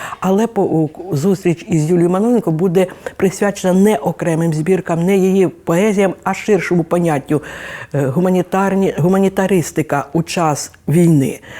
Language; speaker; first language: Ukrainian; native; Ukrainian